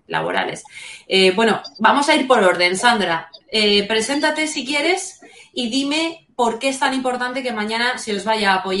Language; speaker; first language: Spanish; native; Spanish